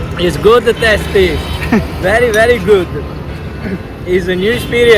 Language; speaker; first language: English; non-native, learner; Italian